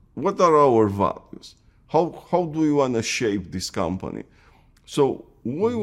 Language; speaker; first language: English; non-native, fluent; Romanian